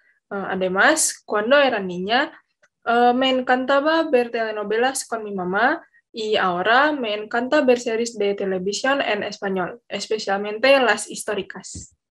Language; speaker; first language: Spanish; non-native, learner; Indonesian